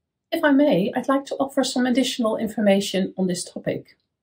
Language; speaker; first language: English; non-native, fluent; Dutch